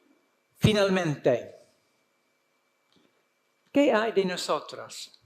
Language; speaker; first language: Spanish; non-native, fluent; English